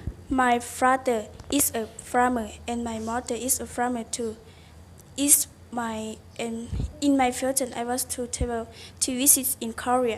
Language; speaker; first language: English; non-native, learner; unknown